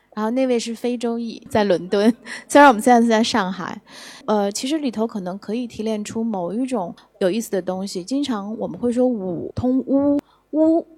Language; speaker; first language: Chinese; early bilingual, other home language; Cantonese